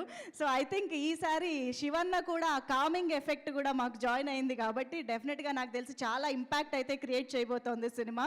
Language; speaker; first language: Telugu; native; Telugu